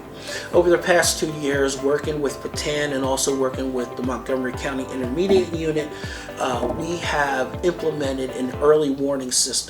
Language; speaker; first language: English; native; English